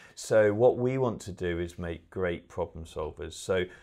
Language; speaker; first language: English; native; English